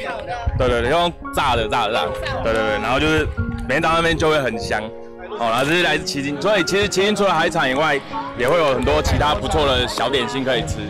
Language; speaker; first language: Chinese; native; Chinese